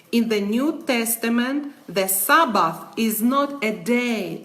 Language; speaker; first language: English; non-native, learner; Ukrainian